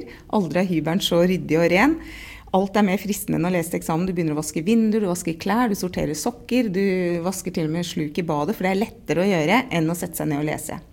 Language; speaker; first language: Norwegian; native; Norwegian